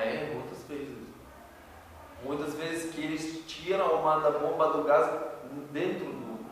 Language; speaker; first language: Portuguese; non-native, learner; Arabic